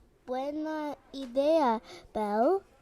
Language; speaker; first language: Spanish; non-native, learner; English